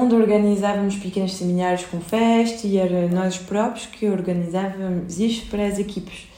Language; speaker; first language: Portuguese; early bilingual, heritage; Portuguese